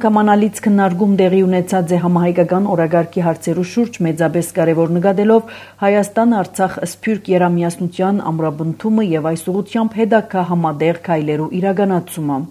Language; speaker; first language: Armenian; early bilingual, heritage; Armenian